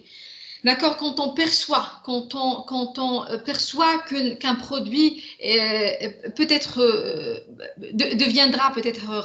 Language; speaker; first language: French; non-native, local second language; Arabic